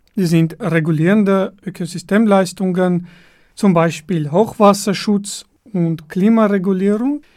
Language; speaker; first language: German; non-native, fluent; Armenian